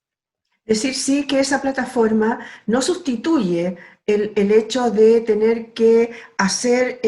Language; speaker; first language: Spanish; native; Spanish